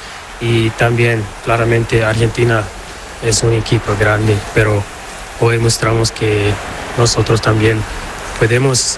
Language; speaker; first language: Spanish; non-native, learner; Portuguese